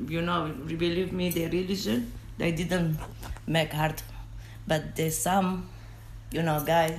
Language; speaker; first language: English; non-native, learner; Arabic